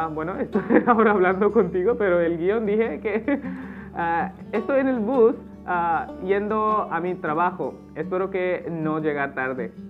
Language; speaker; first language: Spanish; non-native, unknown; Hindi